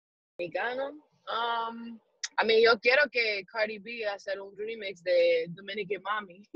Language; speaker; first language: Spanish; early bilingual, heritage; English